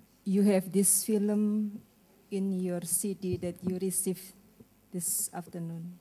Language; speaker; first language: English; non-native, learner; Indonesian